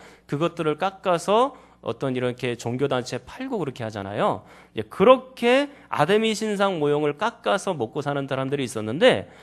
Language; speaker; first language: Korean; native; Korean